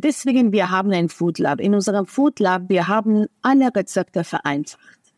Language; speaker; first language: German; non-native, fluent; Persian